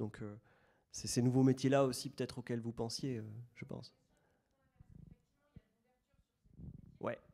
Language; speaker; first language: French; native; French